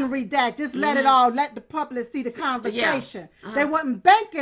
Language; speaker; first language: English; native; English